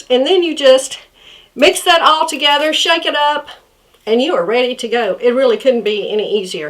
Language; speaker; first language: English; native; English